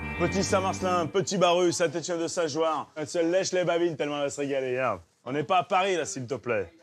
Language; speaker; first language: French; native; French